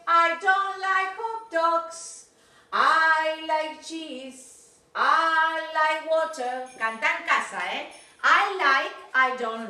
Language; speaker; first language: English; non-native, fluent; Spanish